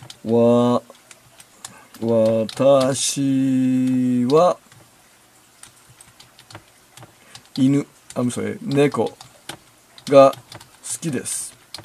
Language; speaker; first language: Japanese; native; Japanese